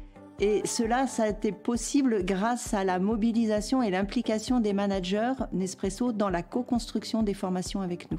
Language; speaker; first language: French; native; French